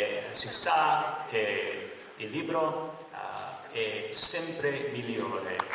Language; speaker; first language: Italian; non-native, learner; English